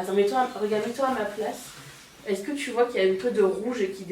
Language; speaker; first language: French; native; French